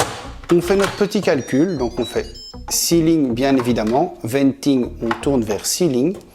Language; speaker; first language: French; native; French